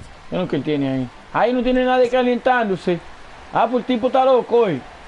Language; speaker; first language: Spanish; early bilingual, heritage; Spanish